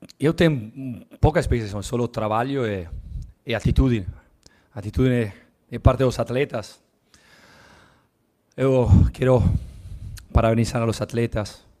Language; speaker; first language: Portuguese; non-native, learner; Spanish